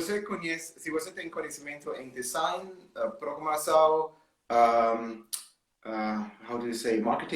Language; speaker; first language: Portuguese; non-native, learner; German